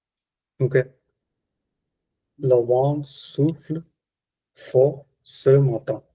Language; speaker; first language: French; non-native, learner; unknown